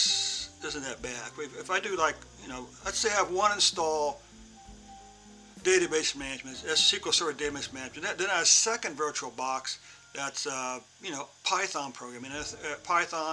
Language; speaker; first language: English; native; English